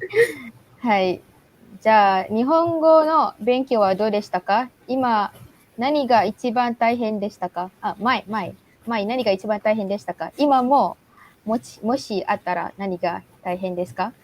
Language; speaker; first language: Japanese; non-native, learner; Malay